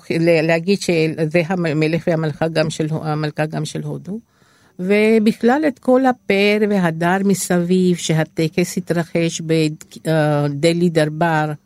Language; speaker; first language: Hebrew; non-native, fluent; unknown